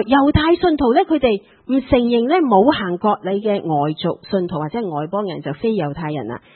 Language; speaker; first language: Chinese; non-native, local second language; Cantonese